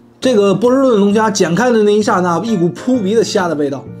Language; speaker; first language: Chinese; native; Chinese